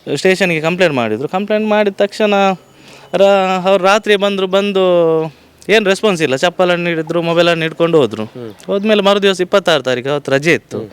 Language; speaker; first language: Kannada; native; Kannada